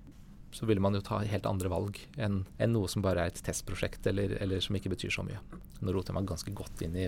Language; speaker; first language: Norwegian; native; Norwegian